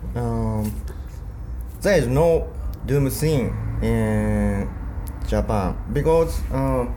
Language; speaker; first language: English; non-native, learner; Japanese